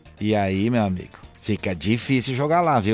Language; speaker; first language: Portuguese; native; Portuguese